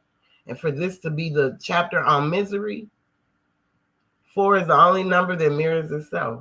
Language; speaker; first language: English; native; English